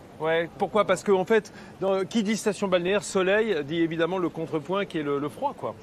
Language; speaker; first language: French; native; French